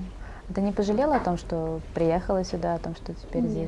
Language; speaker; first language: Russian; native; Russian